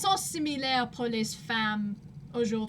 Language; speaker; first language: French; non-native, learner; English